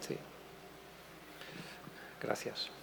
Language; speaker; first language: Spanish; non-native, fluent; German